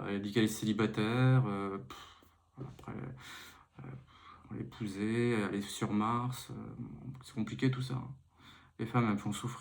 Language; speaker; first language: French; native; French